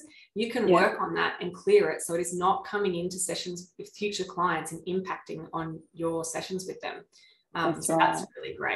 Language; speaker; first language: English; native; English